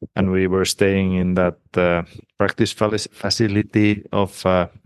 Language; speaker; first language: English; non-native, fluent; Finnish